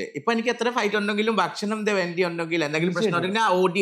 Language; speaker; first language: Malayalam; non-native, learner; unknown